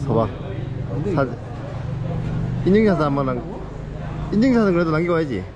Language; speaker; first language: Korean; native; Korean